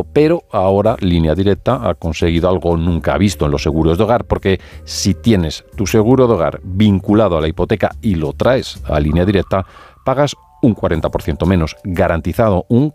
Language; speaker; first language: Spanish; native; Spanish